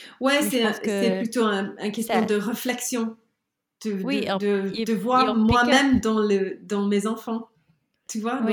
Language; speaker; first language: French; non-native, learner; English